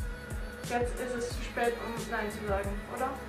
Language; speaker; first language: German; native; German